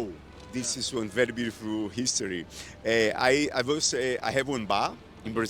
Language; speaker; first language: English; non-native, learner; Portuguese